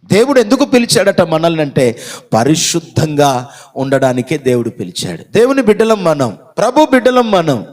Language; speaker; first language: Telugu; non-native, local second language; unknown